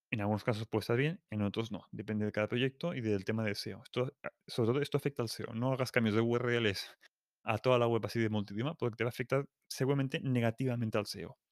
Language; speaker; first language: Spanish; non-native, local second language; Catalan